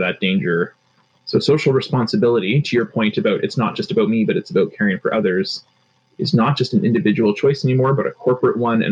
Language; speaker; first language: English; native; English